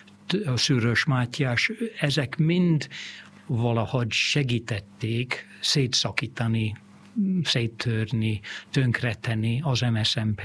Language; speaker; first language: Hungarian; non-native, fluent; English